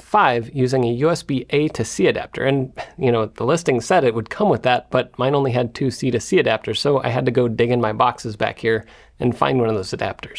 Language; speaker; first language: English; native; English